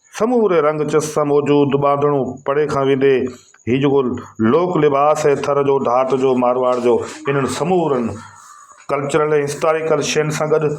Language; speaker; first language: Sindhi; native; Sindhi